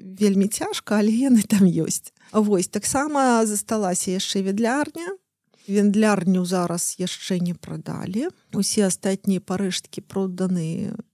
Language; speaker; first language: Belarusian; non-native, local second language; Russian